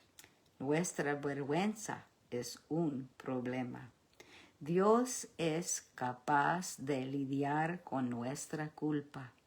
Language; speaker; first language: Spanish; early bilingual, heritage; Spanish